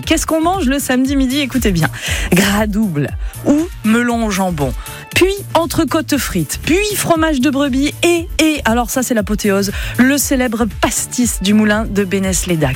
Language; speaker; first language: French; native; French